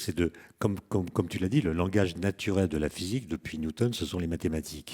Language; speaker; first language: French; native; French